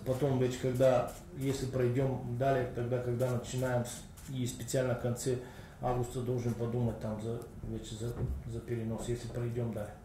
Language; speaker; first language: Russian; non-native, learner; Bulgarian